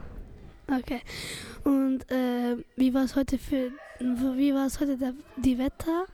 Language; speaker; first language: German; early bilingual, other home language; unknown